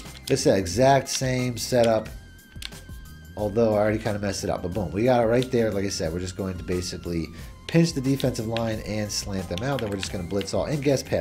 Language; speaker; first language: English; native; English